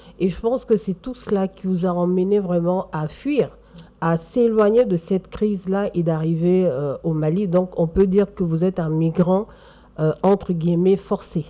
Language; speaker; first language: French; non-native, local second language; Bambara